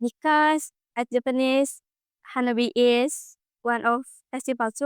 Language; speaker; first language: English; non-native, learner; Indonesian